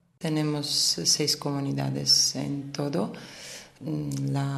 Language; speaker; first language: Spanish; non-native, fluent; Armenian